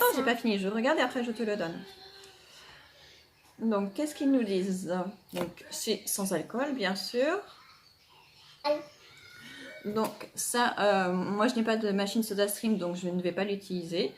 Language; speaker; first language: French; native; French